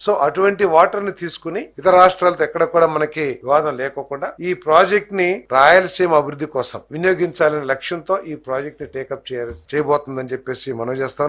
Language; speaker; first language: Telugu; native; Telugu